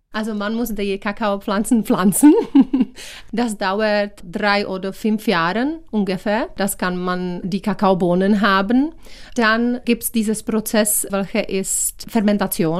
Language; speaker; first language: German; non-native, learner; Czech